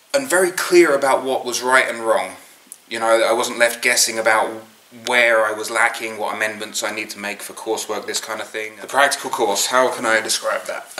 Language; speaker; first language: English; native; English